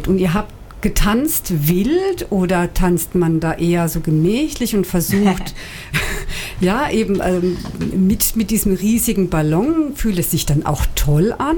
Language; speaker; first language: German; native; German